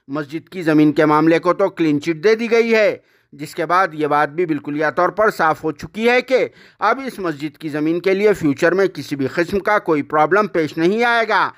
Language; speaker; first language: Hindi; non-native, local second language; Urdu